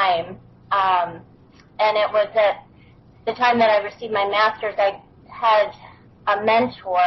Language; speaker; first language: English; native; English